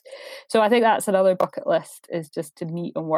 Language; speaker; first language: English; native; English